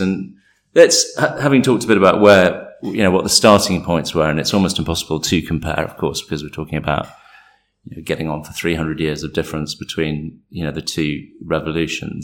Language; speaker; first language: English; native; English